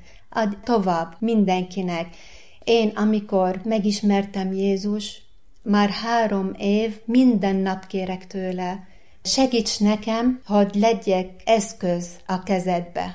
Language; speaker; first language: Hungarian; non-native, learner; Arabic